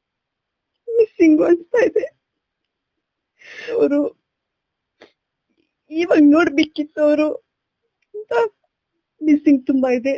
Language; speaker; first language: Kannada; non-native, local second language; Urdu